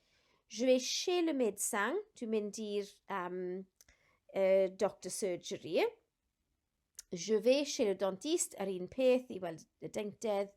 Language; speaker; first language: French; non-native, fluent; Welsh